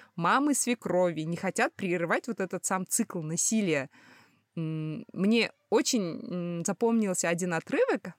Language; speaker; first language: Russian; native; Russian